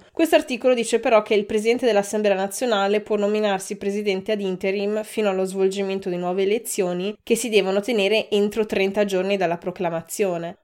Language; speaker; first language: Italian; native; Italian